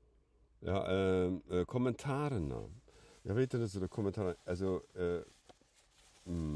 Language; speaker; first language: Swedish; non-native, fluent; German